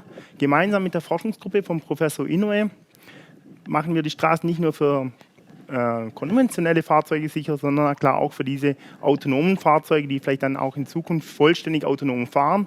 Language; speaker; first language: German; native; German